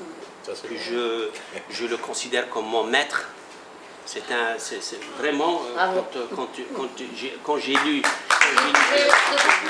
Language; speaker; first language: French; non-native, local second language; Arabic